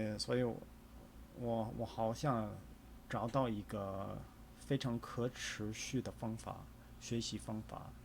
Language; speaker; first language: Chinese; non-native, fluent; English